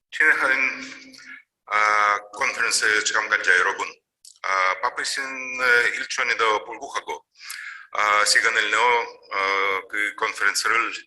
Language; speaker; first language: Korean; non-native, learner; Russian